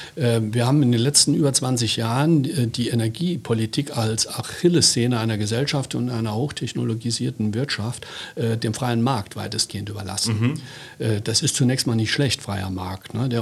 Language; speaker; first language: German; native; German